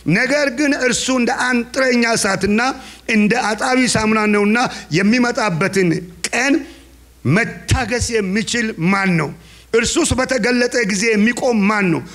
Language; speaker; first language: Amharic; non-native, local second language; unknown